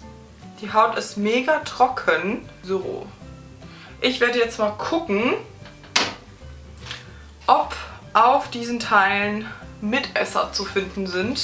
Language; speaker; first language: German; native; German